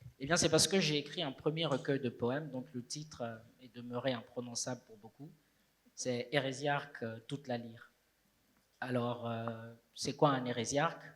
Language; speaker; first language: French; native; French